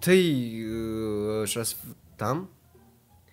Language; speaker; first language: Russian; non-native, learner; Tajik